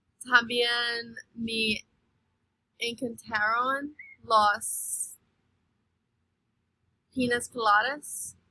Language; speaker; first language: Spanish; non-native, learner; English